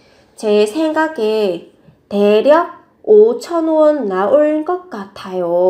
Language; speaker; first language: Korean; non-native, fluent; Vietnamese